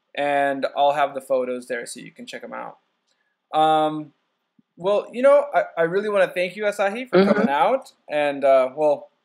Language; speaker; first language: English; native; English